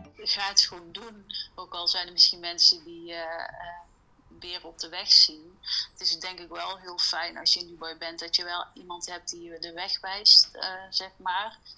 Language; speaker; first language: Dutch; native; Dutch